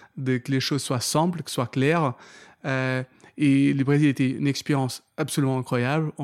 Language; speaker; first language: French; non-native, fluent; Portuguese